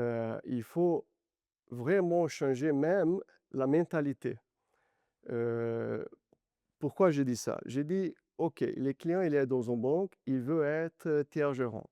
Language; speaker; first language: French; non-native, learner; Portuguese